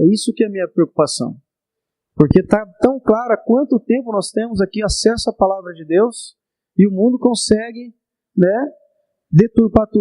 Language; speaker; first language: Portuguese; native; Portuguese